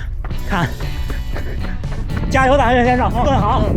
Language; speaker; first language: Chinese; native; Chinese